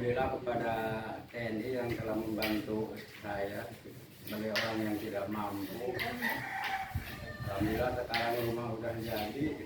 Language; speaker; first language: Indonesian; non-native, local second language; Sundanese